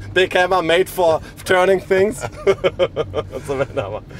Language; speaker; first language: English; non-native, fluent; German